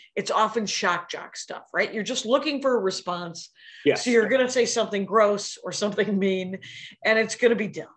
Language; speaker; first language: English; native; English